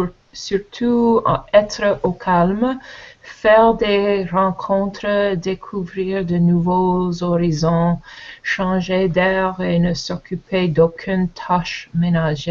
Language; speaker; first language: French; non-native, learner; English